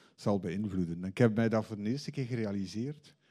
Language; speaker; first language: Dutch; native; Dutch